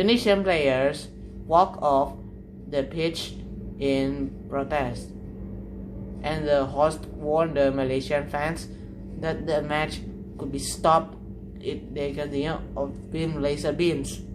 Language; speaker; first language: English; non-native, learner; Indonesian